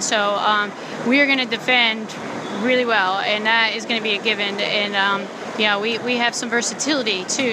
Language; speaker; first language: English; native; English